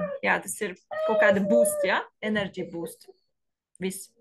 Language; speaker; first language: Latvian; non-native, learner; French